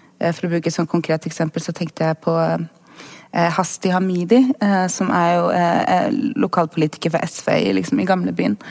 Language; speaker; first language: Norwegian; native; Norwegian